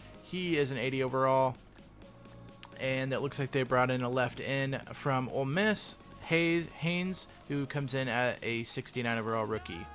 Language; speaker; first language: English; native; English